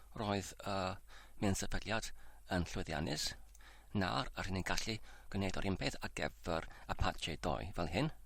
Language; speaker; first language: Welsh; non-native, learner; English